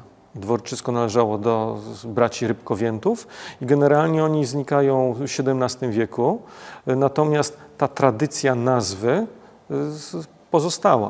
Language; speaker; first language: Polish; native; Polish